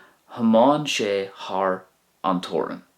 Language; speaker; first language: Irish; non-native, local second language; English